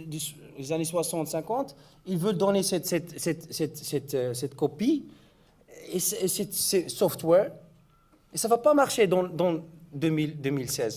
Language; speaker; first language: French; non-native, learner; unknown